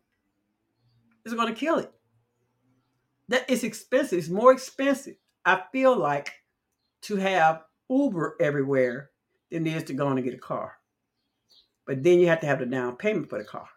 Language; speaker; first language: English; native; English